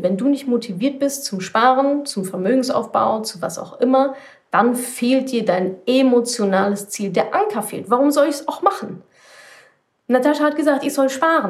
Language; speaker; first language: German; native; German